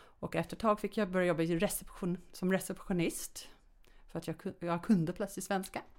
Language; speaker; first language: Swedish; non-native, fluent; English